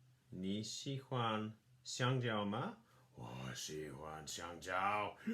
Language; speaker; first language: Chinese; non-native, fluent; English